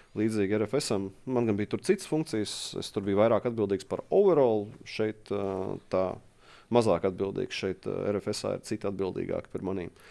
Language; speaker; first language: Latvian; native; Latvian